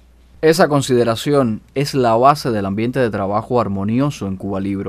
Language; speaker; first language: Spanish; native; Spanish